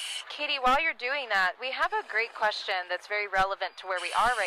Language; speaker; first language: English; native; English